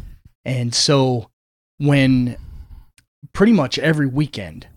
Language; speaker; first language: English; native; English